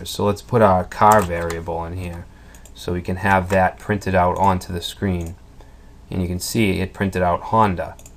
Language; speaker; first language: English; native; English